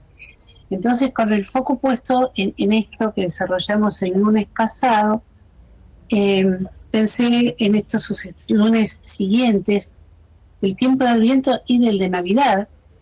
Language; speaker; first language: Spanish; native; Spanish